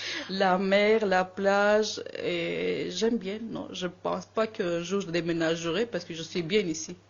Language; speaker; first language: French; non-native, learner; Armenian